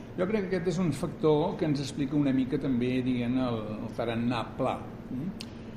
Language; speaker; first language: Catalan; native; Catalan